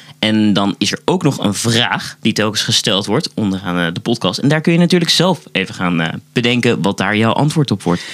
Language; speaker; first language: Dutch; native; Dutch